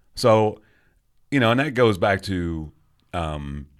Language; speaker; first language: English; native; English